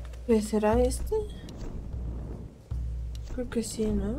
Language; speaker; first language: Spanish; native; Spanish